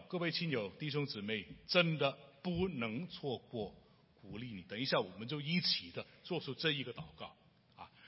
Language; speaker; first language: Chinese; non-native, local second language; Cantonese